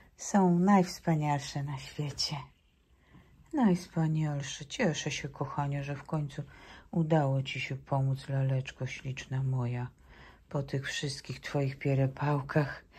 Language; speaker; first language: Polish; native; Polish